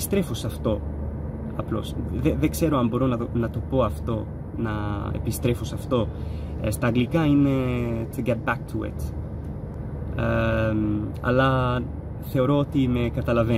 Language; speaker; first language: Greek; non-native, fluent; Arabic